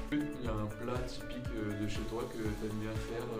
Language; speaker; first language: French; native; French